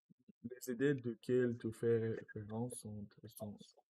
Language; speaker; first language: French; non-native, learner; Russian